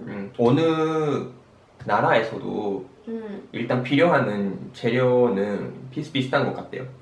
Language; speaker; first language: Korean; non-native, fluent; Japanese